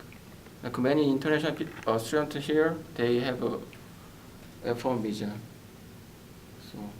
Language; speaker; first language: English; non-native, learner; Korean